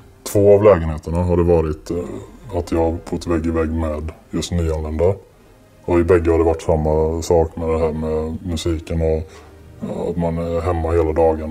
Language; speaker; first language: Swedish; native; Swedish